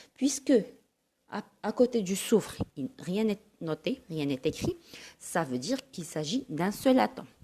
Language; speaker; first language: French; non-native, local second language; Arabic